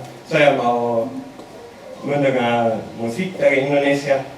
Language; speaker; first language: Indonesian; non-native, learner; German